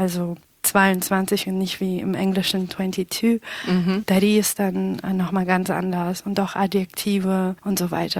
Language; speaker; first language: German; early bilingual, other home language; Pashto